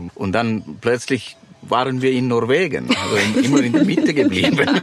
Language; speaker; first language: German; non-native, fluent; Sinhala